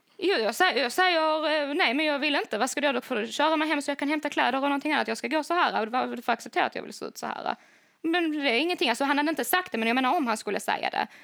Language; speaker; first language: Swedish; native; Swedish